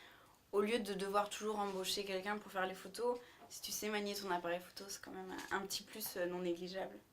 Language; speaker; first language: French; native; French